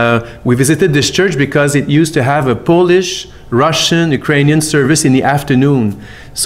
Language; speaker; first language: English; non-native, fluent; French